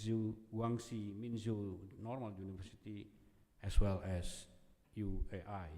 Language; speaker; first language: English; non-native, fluent; Indonesian